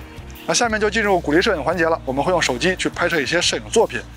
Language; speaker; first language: Chinese; native; Chinese